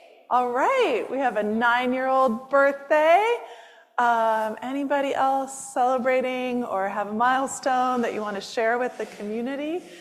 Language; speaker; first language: English; native; English